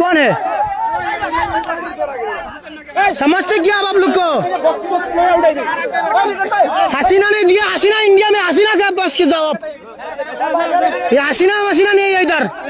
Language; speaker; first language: Hindi; non-native, learner; Bangla